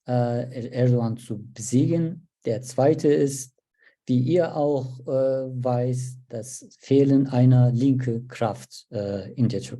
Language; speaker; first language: German; non-native, learner; Turkish